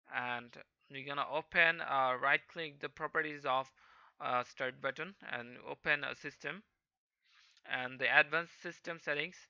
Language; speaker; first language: English; non-native, local second language; Hindi